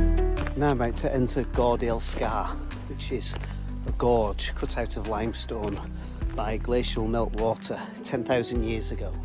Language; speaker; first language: English; native; English